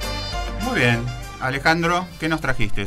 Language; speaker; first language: Spanish; native; Spanish